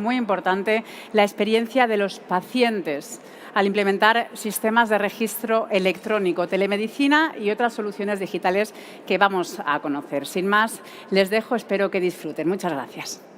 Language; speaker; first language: Spanish; native; Spanish